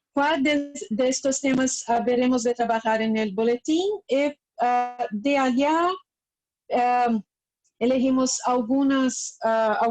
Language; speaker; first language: Spanish; non-native, fluent; Portuguese